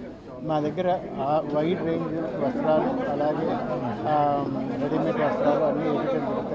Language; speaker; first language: Telugu; native; Telugu